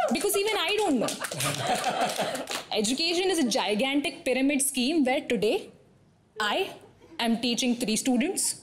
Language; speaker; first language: English; non-native, local second language; Hindi